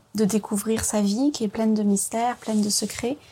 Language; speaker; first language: French; early bilingual, other home language; Vietnamese